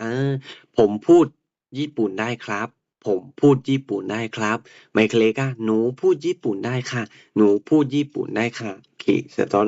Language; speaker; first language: Thai; non-native, fluent; Burmese